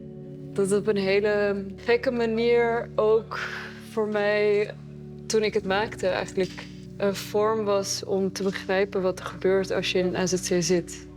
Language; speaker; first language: Dutch; early bilingual, other home language; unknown